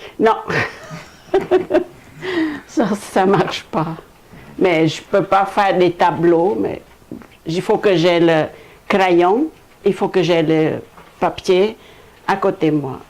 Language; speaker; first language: French; non-native, fluent; Khmer